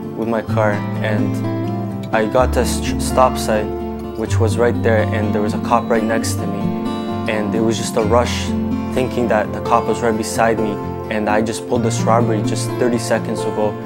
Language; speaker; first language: English; early bilingual, other home language; Arabic